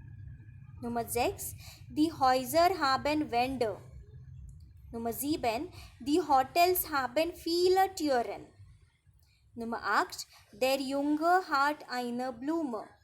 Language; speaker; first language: German; non-native, fluent; Marathi